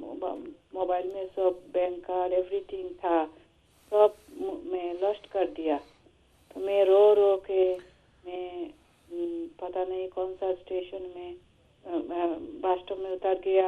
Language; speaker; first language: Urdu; non-native, fluent; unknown